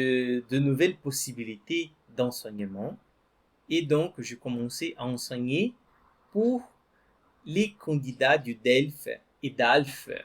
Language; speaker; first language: French; non-native, fluent; Portuguese